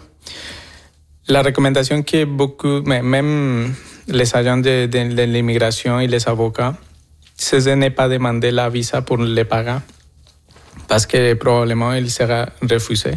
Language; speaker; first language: French; non-native, fluent; Spanish